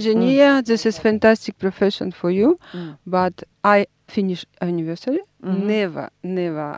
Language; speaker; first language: English; non-native, learner; Russian